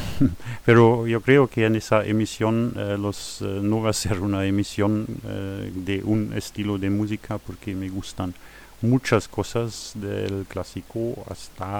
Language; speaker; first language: Spanish; non-native, fluent; German